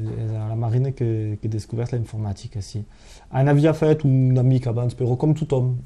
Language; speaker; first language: Catalan; non-native, local second language; French